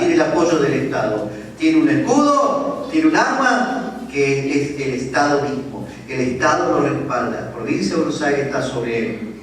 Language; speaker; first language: Spanish; native; Spanish